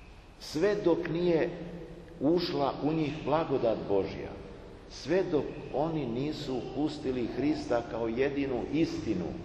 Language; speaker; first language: Serbian; native; Serbian